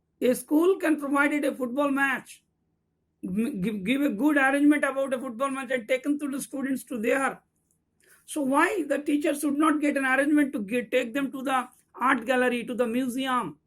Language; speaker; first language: English; non-native, local second language; Bangla